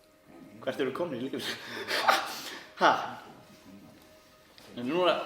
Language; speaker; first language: Icelandic; non-native, fluent; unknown